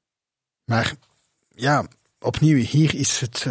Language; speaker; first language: Dutch; non-native, local second language; French